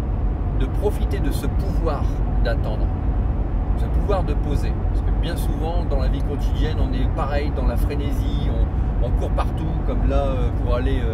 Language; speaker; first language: French; native; French